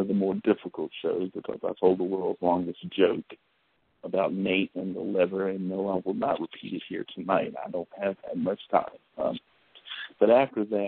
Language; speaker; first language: English; native; English